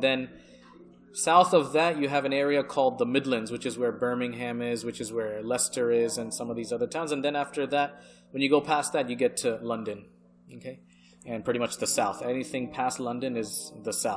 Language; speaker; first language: English; early bilingual, other home language; Bangla